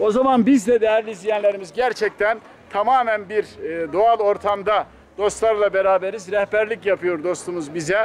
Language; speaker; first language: Turkish; native; Turkish